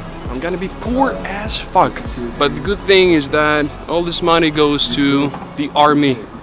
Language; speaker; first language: English; non-native, fluent; Ukrainian